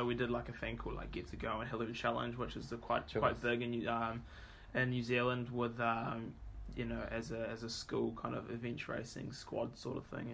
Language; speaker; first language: English; native; English